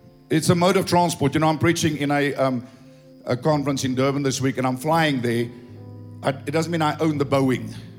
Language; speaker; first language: English; non-native, local second language; Afrikaans